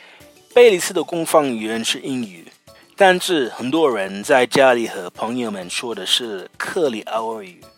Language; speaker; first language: Chinese; non-native, fluent; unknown